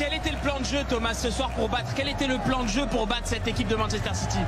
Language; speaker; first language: French; native; French